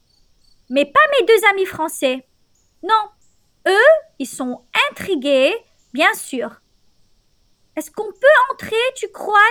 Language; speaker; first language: French; non-native, local second language; Arabic